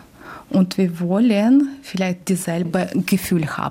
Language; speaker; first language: German; non-native, learner; Ukrainian